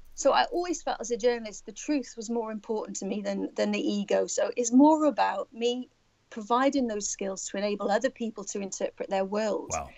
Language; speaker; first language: English; native; English